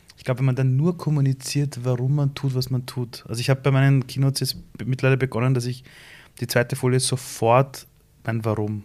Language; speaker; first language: German; early bilingual, other home language; Persian